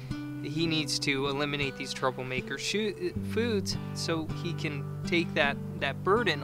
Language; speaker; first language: English; native; English